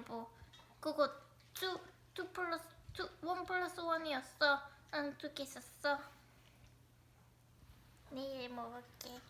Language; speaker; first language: Korean; non-native, learner; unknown